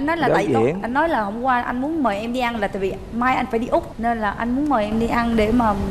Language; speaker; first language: Vietnamese; native; Vietnamese